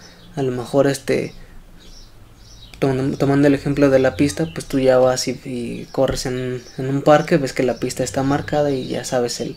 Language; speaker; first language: Spanish; native; Spanish